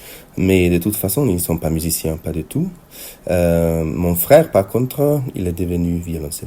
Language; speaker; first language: French; non-native, fluent; Hungarian